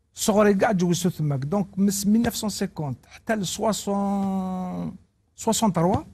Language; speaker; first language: Arabic; non-native, local second language; Kabyle